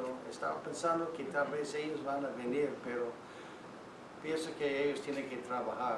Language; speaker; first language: Spanish; non-native, fluent; English